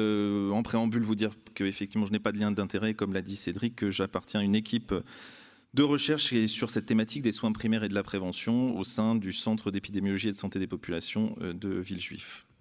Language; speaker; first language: French; native; French